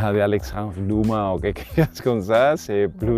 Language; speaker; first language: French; non-native, learner; Spanish